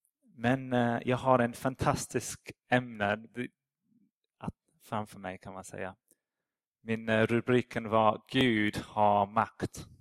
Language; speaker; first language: Swedish; non-native, fluent; English